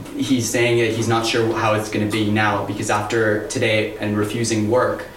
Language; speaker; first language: English; native; English